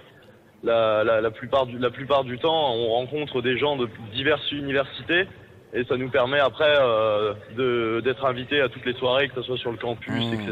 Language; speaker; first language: French; native; French